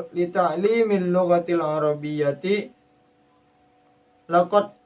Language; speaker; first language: Arabic; non-native, learner; Indonesian